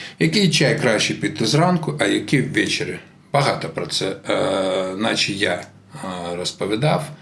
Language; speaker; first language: Ukrainian; non-native, local second language; Russian